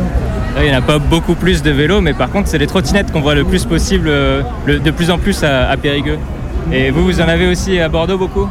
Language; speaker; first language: French; native; French